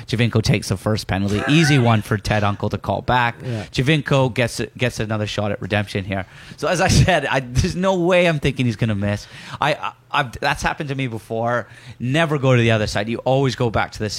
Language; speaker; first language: English; native; English